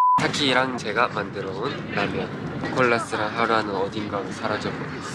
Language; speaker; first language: Korean; non-native, fluent; Japanese